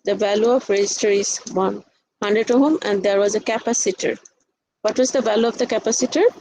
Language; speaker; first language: English; non-native, local second language; Bangla